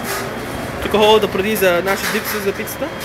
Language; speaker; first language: Bulgarian; early bilingual, heritage; Bulgarian